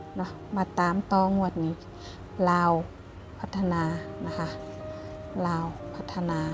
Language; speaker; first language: Thai; non-native, local second language; Northeastern Thai